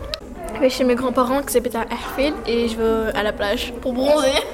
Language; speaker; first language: French; early bilingual, other home language; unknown